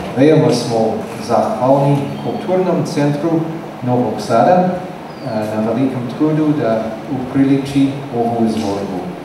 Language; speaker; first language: Serbian; non-native, learner; English